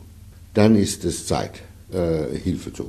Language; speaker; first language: German; non-native, fluent; Danish